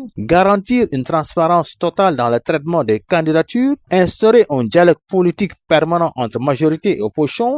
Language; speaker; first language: French; non-native, local second language; Wolof